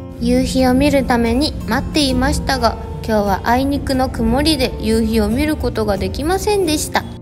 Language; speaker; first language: Japanese; native; Japanese